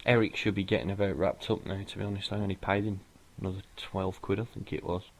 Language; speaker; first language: English; native; English